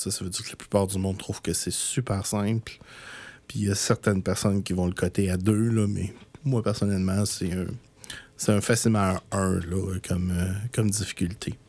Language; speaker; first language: French; native; French